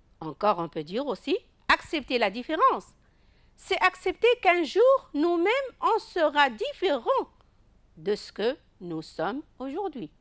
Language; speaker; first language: French; non-native, local second language; Arabic